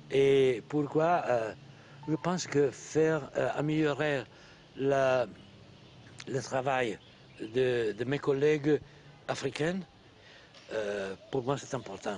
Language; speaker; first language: French; non-native, learner; Italian